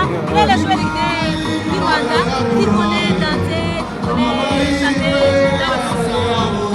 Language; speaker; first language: French; non-native, learner; Kinyarwanda